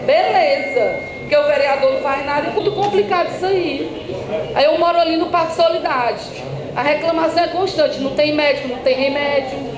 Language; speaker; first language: Portuguese; native; Portuguese